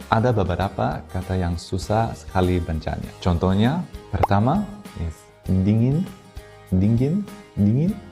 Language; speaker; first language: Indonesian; non-native, learner; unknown